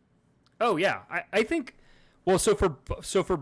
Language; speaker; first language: English; native; English